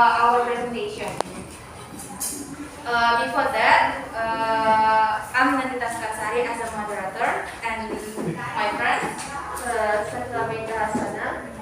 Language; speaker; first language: English; non-native, learner; Indonesian